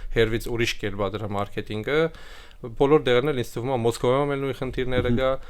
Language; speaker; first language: Armenian; early bilingual, heritage; Armenian